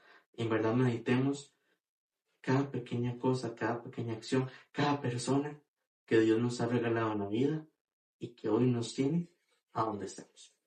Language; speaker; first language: Spanish; native; Spanish